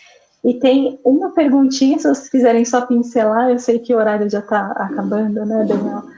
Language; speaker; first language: Portuguese; native; Portuguese